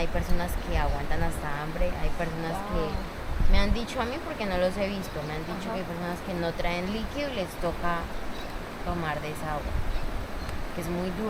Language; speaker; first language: Spanish; native; Spanish